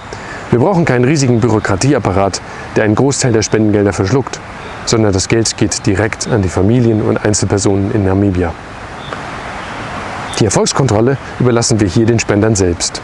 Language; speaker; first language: German; native; German